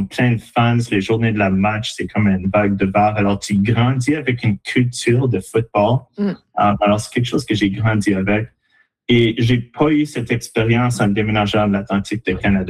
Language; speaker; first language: French; native; French